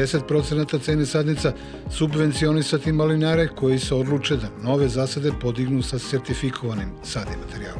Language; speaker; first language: Serbian; native; Serbian